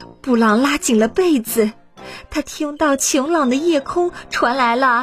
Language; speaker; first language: Chinese; native; Chinese